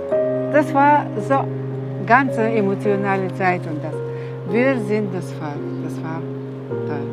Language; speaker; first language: German; non-native, fluent; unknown